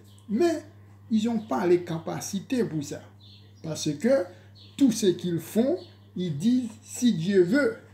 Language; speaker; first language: French; non-native, local second language; Haitian Creole